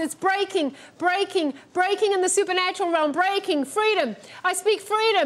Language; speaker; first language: English; native; English